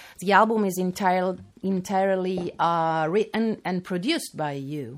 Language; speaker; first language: English; non-native, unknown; Italian